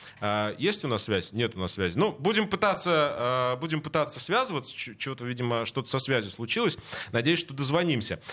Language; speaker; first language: Russian; native; Russian